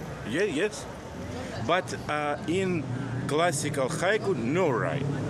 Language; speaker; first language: English; non-native, learner; Russian